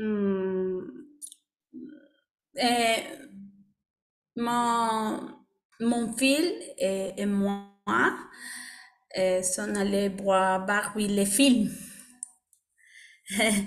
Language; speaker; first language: French; non-native, learner; Spanish